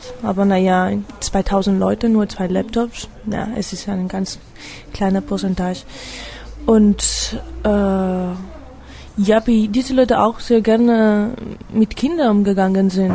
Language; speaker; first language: German; non-native, fluent; Spanish